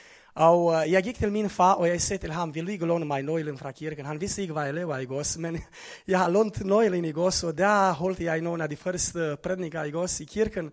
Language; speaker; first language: Norwegian; non-native, fluent; Romanian